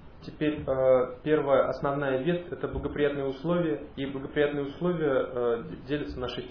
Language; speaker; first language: Russian; native; Russian